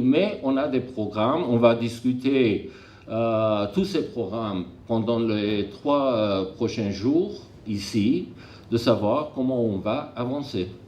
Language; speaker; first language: French; non-native, learner; Armenian